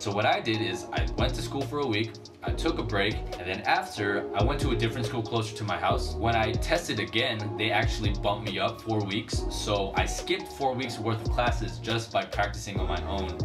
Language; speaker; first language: English; native; English